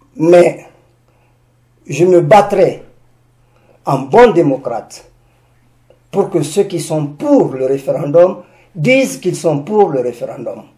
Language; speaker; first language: French; non-native, local second language; Susu